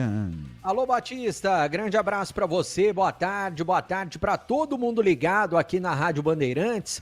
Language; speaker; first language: Portuguese; native; Portuguese